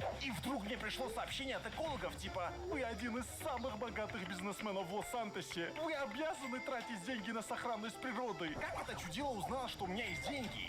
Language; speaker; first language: Russian; native; Russian